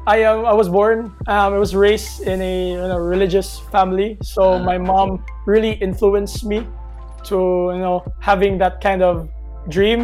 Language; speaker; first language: English; non-native, local second language; Cebuano